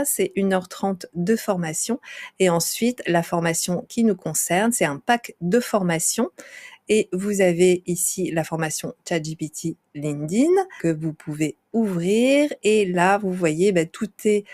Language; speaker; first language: French; native; French